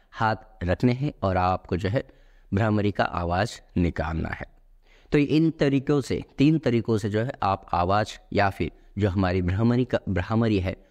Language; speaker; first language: Hindi; non-native, local second language; Marathi